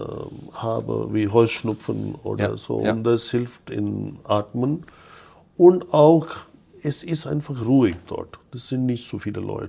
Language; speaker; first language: German; non-native, fluent; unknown